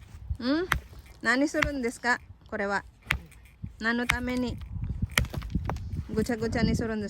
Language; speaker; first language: Japanese; non-native, fluent; Filipino